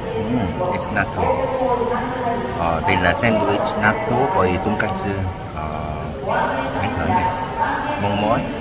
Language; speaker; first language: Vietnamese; non-native, learner; Korean